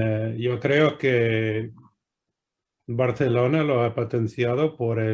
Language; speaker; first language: Spanish; non-native, fluent; English